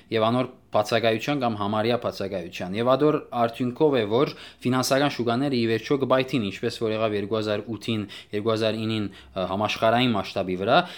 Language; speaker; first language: Armenian; early bilingual, heritage; Armenian